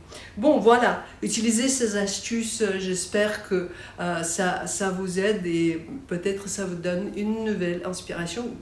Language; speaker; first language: French; non-native, fluent; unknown